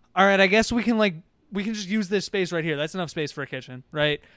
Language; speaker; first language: English; native; English